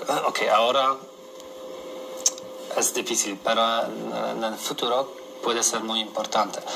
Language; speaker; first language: Spanish; non-native, learner; Polish